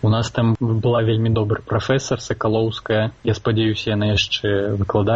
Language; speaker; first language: Belarusian; non-native, local second language; Russian